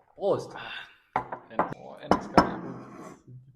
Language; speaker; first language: Indonesian; non-native, fluent; German